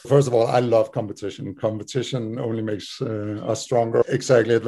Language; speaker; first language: English; non-native, fluent; Danish